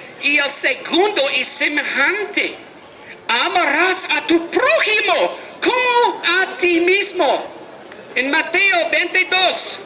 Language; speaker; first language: Spanish; non-native, learner; English